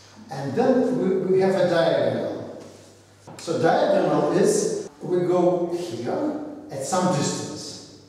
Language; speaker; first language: English; non-native, fluent; Russian